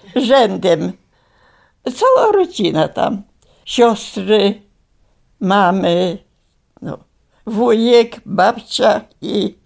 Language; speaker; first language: Polish; native; Polish